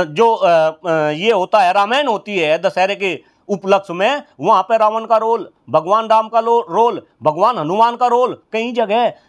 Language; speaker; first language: Hindi; native; Hindi